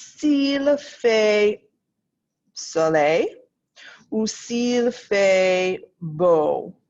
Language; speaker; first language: French; non-native, fluent; English